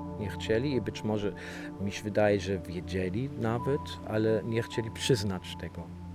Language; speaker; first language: Polish; non-native, fluent; German